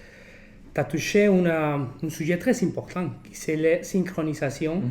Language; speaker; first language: French; non-native, fluent; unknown